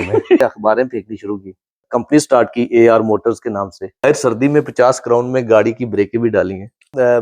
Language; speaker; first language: Urdu; non-native, local second language; Pahari-Potwari